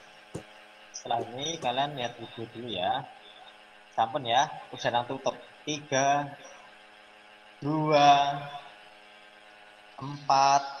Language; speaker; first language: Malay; non-native, local second language; Javanese